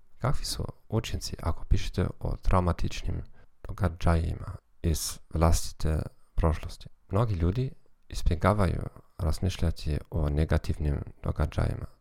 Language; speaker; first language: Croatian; non-native, fluent; German